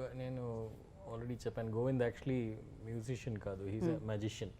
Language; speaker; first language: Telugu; non-native, learner; Tamil